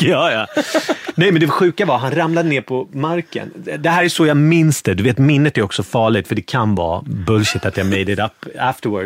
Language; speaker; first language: Swedish; native; Swedish